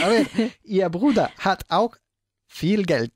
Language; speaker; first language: German; non-native, learner; Spanish